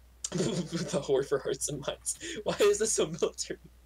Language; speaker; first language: English; early bilingual, other home language; Russian